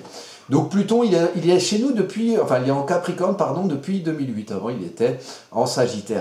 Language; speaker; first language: French; native; French